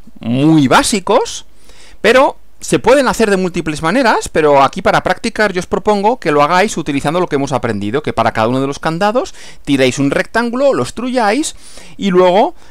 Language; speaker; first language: Spanish; native; Spanish